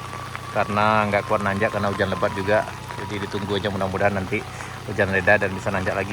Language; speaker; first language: Indonesian; non-native, local second language; Minangkabau